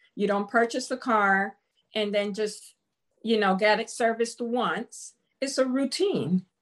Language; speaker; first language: English; non-native, fluent; Spanish